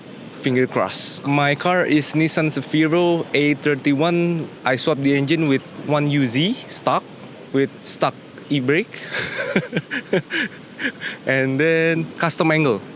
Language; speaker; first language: English; non-native, learner; Indonesian